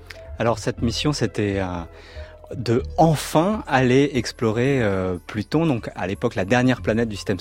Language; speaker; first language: French; native; French